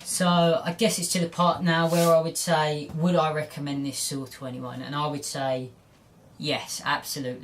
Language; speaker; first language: English; native; English